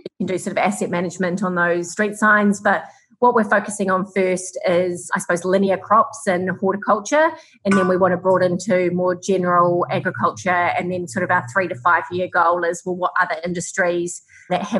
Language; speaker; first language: English; native; English